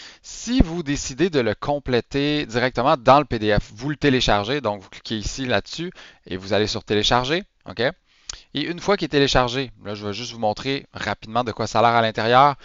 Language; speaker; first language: French; native; French